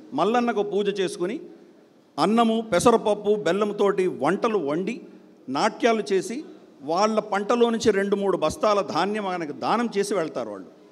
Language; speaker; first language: Telugu; native; Telugu